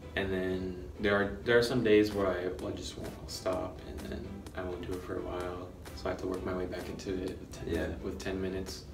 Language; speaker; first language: English; native; English